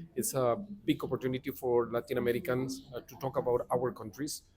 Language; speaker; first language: English; non-native, fluent; Spanish